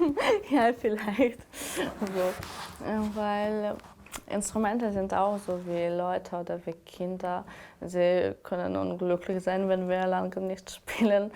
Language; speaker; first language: German; non-native, learner; Ukrainian